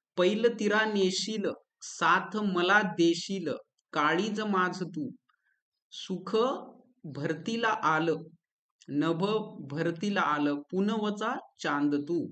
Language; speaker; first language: Hindi; non-native, local second language; Marathi